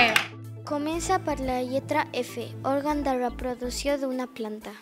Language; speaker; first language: Catalan; non-native, local second language; Spanish